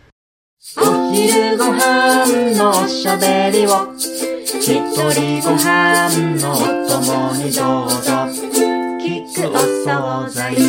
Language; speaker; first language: Japanese; native; Japanese